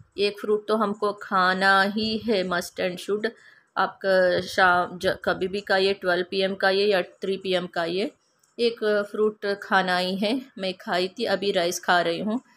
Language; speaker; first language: Hindi; non-native, local second language; Kannada